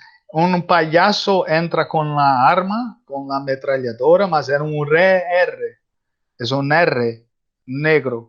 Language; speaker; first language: Spanish; non-native, learner; Portuguese